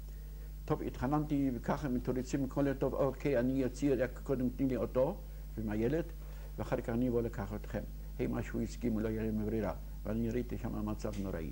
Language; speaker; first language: Hebrew; non-native, fluent; Yiddish